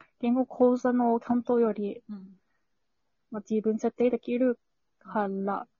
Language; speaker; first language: Japanese; non-native, learner; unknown